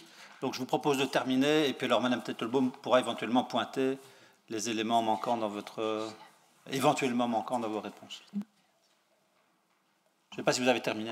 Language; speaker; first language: French; native; French